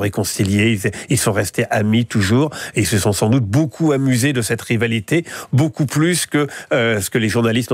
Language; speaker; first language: French; native; French